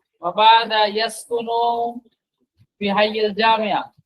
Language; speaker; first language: Arabic; non-native, fluent; Bangla